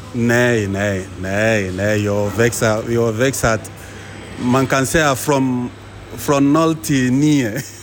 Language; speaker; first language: Swedish; non-native, learner; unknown